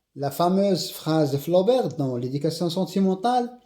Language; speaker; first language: French; non-native, local second language; Arabic